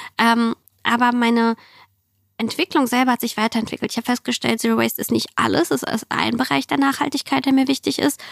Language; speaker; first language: German; early bilingual, other home language; Russian